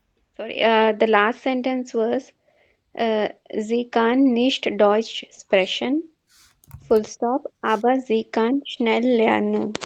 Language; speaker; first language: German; non-native, learner; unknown